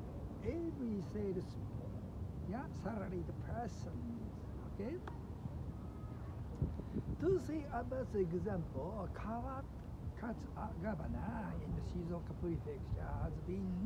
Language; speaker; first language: English; non-native, learner; Japanese